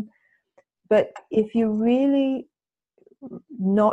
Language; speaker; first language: English; native; English